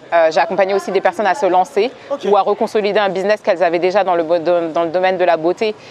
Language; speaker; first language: French; native; French